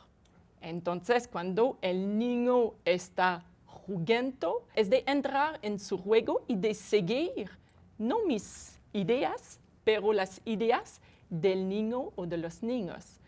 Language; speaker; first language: Spanish; non-native, fluent; French